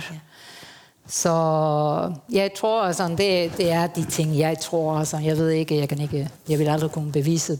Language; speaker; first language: Danish; non-native, fluent; Spanish